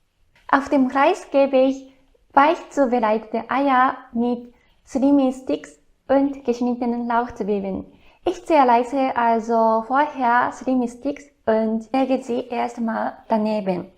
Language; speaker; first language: German; non-native, fluent; Japanese